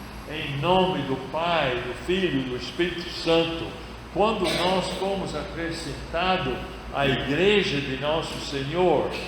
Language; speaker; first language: Portuguese; non-native, fluent; English